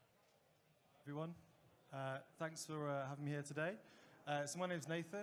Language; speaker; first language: English; native; English